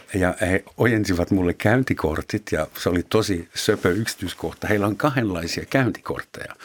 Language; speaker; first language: Finnish; non-native, fluent; German